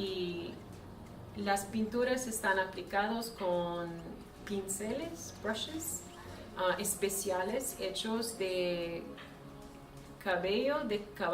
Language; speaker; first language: Spanish; non-native, fluent; English